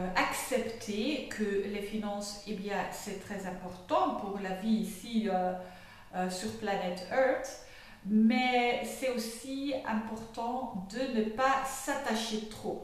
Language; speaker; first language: French; non-native, fluent; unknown